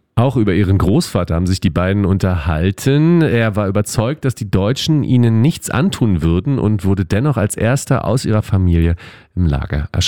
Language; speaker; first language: German; native; German